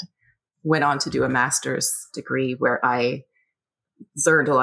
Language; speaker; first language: English; native; English